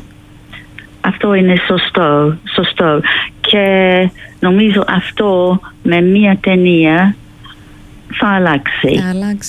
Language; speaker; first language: Greek; non-native, fluent; English